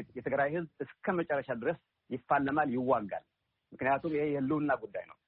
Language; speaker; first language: Amharic; non-native, local second language; Tigrinya